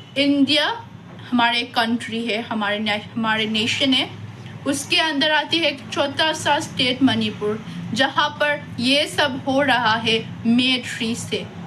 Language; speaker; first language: Hindi; non-native, local second language; Manipuri